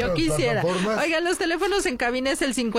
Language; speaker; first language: Spanish; native; Spanish